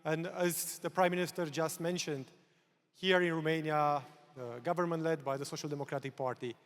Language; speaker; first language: English; non-native, fluent; Romanian